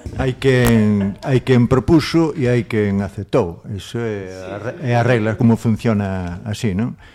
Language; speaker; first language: Galician; non-native, local second language; Spanish